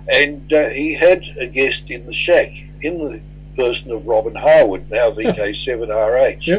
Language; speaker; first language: English; native; English